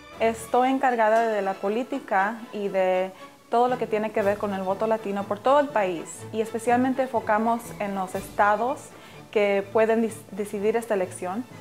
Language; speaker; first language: Spanish; early bilingual, heritage; English